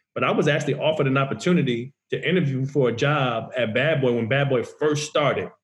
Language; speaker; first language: English; native; English